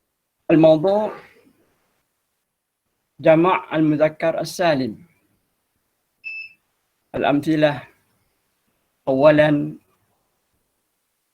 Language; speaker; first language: Arabic; non-native, fluent; Malay